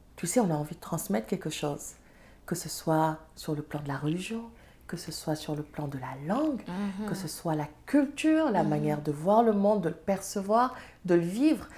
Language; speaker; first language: French; non-native, local second language; Serer